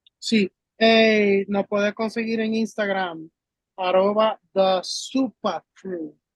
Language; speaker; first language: Spanish; early bilingual, heritage; Spanish